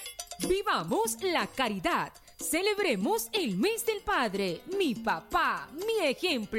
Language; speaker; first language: Spanish; native; Spanish